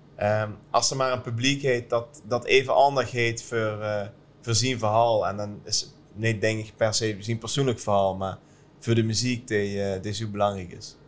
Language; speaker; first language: Dutch; native; Dutch